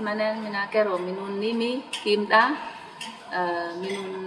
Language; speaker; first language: Finnish; non-native, learner; Khmer